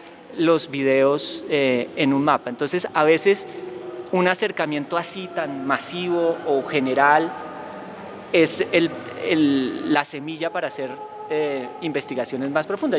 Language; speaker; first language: Spanish; native; Spanish